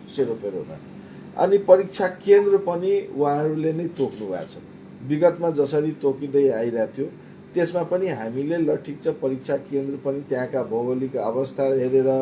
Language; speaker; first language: Nepali; non-native, local second language; Maithili